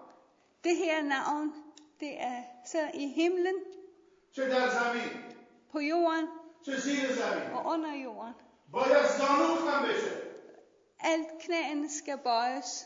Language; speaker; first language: Danish; non-native, learner; Persian